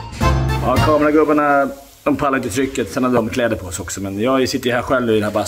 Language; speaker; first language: Swedish; native; Swedish